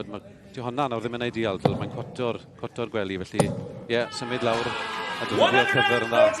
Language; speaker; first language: Welsh; native; Welsh